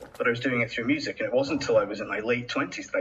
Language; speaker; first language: English; native; English